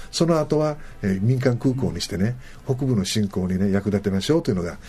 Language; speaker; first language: Japanese; native; Japanese